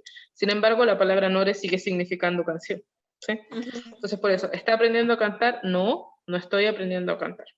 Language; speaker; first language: Spanish; non-native, learner; Korean